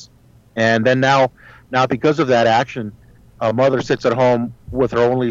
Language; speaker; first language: English; early bilingual, other home language; Spanish